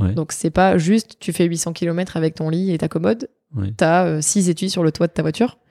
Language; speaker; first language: French; native; French